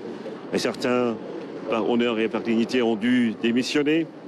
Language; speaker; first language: French; non-native, local second language; Wolof